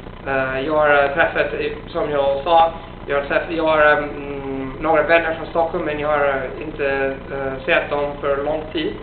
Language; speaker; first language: Swedish; non-native, fluent; Italian